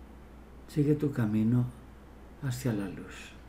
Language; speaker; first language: Spanish; native; Spanish